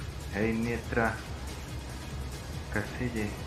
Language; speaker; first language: English; non-native, learner; Portuguese